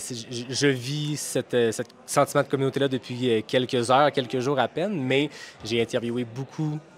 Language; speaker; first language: French; native; French